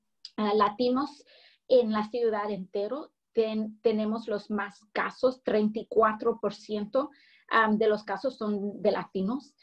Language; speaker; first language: Spanish; early bilingual, heritage; English